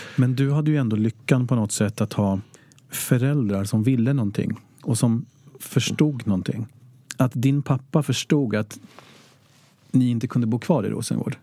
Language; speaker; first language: Swedish; native; Swedish